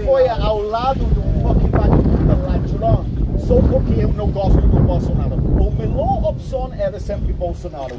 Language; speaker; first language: Portuguese; non-native, fluent; English